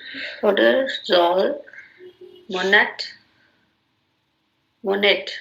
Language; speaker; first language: German; non-native, learner; Hindi